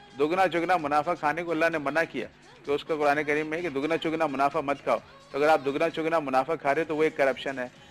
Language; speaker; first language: Urdu; native; Urdu